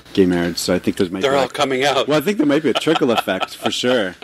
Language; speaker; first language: English; native; English